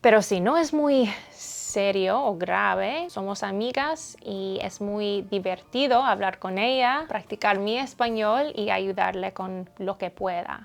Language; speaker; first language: Spanish; non-native, learner; English